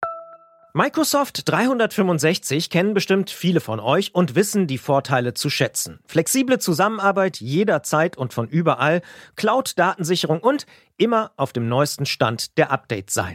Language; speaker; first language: German; native; German